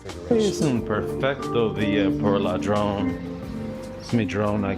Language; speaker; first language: Spanish; non-native, learner; English